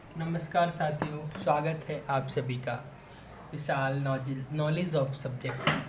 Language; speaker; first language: Hindi; native; Hindi